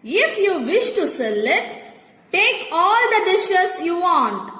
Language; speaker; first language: English; non-native, local second language; Tamil